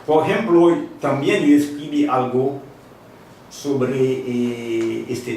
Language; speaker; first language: Spanish; non-native, fluent; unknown